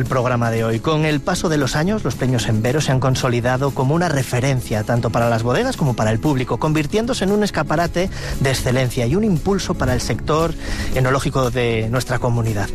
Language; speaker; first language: Spanish; native; Spanish